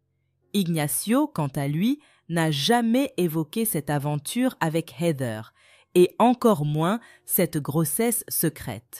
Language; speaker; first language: French; native; French